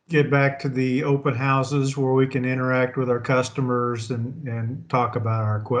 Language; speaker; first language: English; native; English